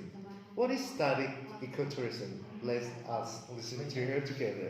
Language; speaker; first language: English; non-native, learner; Thai